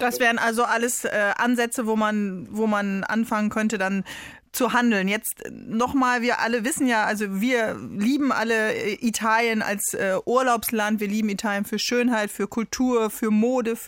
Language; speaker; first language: German; native; German